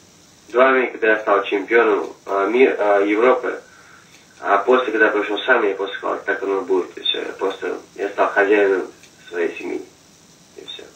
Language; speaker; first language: Russian; non-native, fluent; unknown